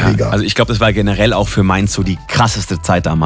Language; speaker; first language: German; native; German